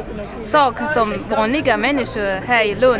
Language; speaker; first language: Swedish; non-native, learner; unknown